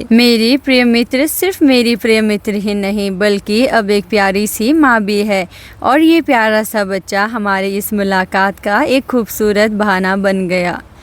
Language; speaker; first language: Hindi; early bilingual, other home language; Nepali